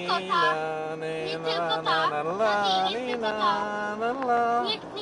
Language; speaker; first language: Polish; early bilingual, other home language; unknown